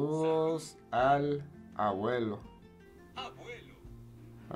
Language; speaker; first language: Spanish; non-native, fluent; English